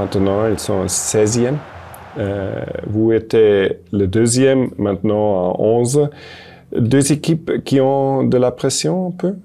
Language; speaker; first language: French; non-native, fluent; German